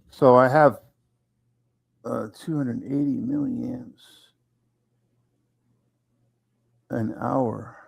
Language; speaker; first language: English; native; English